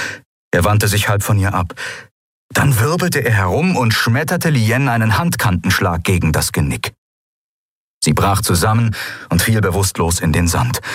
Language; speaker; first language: German; native; German